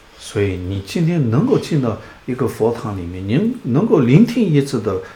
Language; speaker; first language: Chinese; non-native, local second language; Tibetan